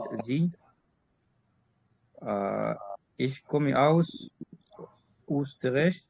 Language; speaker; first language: German; non-native, learner; Arabic